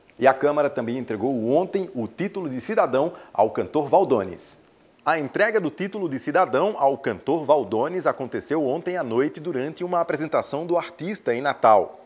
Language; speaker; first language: Portuguese; native; Portuguese